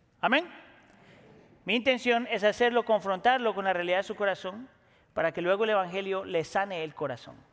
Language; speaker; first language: Spanish; native; Spanish